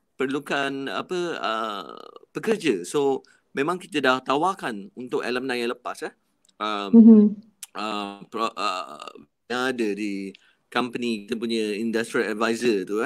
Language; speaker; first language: Malay; native; Malay